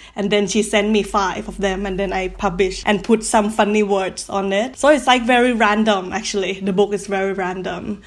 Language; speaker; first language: English; non-native, learner; Thai